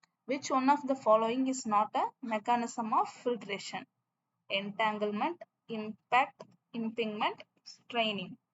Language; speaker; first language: English; non-native, local second language; Tamil